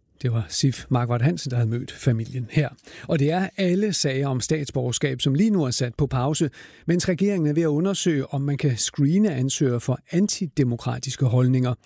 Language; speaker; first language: Danish; native; Danish